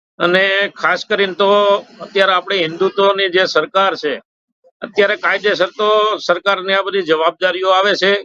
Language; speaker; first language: Gujarati; native; Gujarati